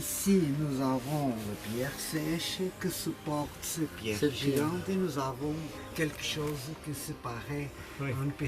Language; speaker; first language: French; non-native, learner; Portuguese